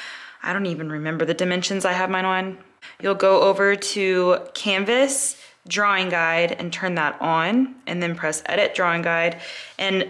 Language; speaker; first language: English; native; English